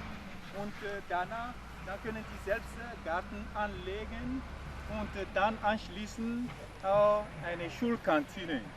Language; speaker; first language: German; non-native, fluent; Ewe